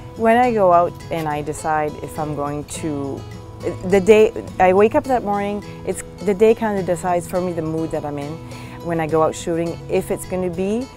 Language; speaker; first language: English; native; English